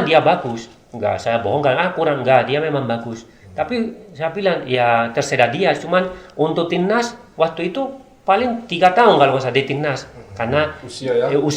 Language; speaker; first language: Indonesian; non-native, learner; Spanish